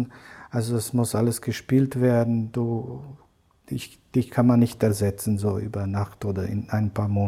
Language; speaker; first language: German; non-native, fluent; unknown